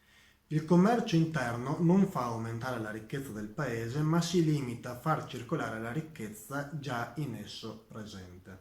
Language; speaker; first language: Italian; native; Italian